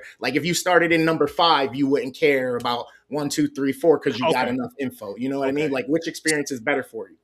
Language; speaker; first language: English; native; English